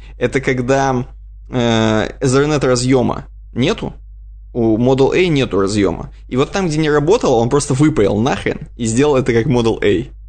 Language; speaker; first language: Russian; native; Russian